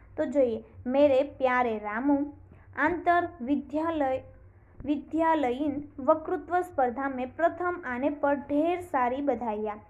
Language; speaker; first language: Hindi; non-native, local second language; Gujarati